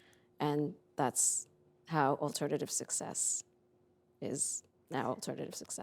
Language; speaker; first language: English; native; English